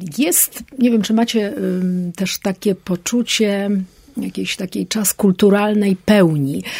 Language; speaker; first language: Polish; native; Polish